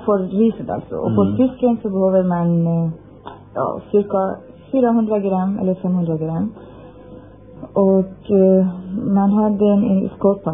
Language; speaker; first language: Swedish; non-native, fluent; Persian